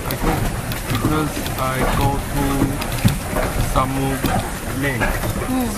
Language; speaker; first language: English; non-native, learner; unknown